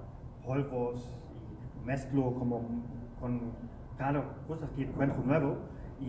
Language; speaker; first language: Spanish; non-native, learner; German